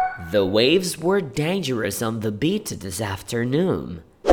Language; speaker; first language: English; non-native, fluent; Portuguese